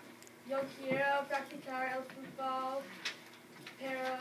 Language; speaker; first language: Spanish; non-native, learner; English